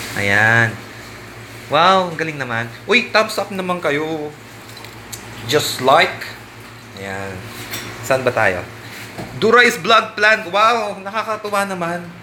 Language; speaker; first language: Filipino; non-native, local second language; Pampanga